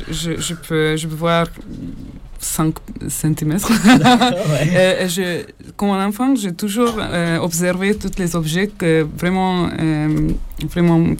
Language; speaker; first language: French; non-native, learner; Hungarian